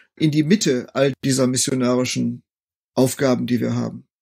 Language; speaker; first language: German; native; German